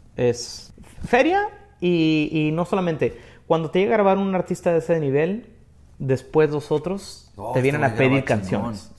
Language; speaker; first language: Spanish; native; Spanish